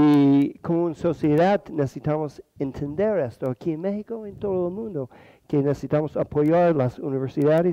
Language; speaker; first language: Spanish; non-native, fluent; English